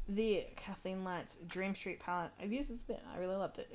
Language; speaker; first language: English; native; English